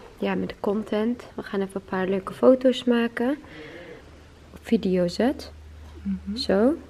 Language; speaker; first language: Dutch; non-native, fluent; Chechen